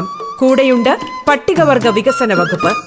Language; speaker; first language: Malayalam; native; Malayalam